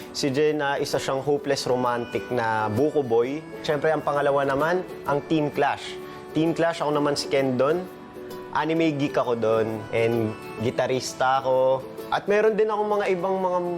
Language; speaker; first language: Filipino; native; Filipino